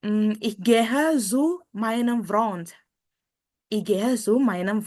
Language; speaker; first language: German; non-native, learner; Indonesian